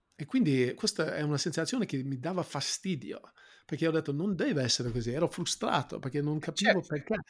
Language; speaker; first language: Italian; non-native, fluent; English